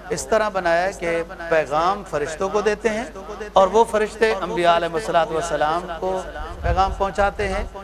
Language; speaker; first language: Urdu; non-native, local second language; Punjabi